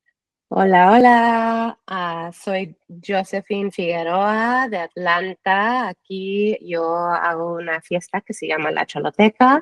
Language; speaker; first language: Spanish; early bilingual, heritage; English